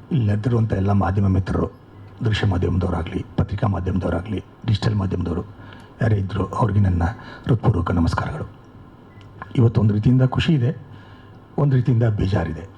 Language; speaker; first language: Kannada; native; Kannada